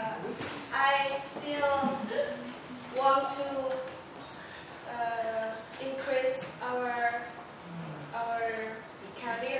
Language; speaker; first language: English; non-native, learner; Indonesian